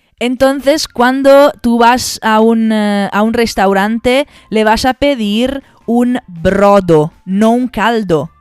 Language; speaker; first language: Spanish; non-native, fluent; Italian